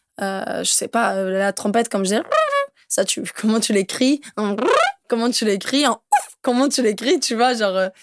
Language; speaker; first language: French; non-native, fluent; Portuguese